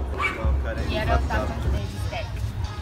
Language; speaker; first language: Spanish; non-native, learner; English